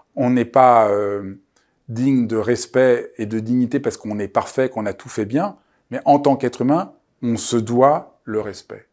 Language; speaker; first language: French; native; French